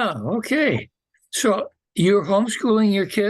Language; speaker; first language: English; native; English